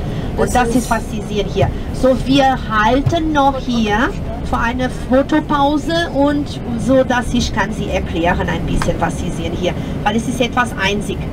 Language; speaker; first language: German; non-native, fluent; Portuguese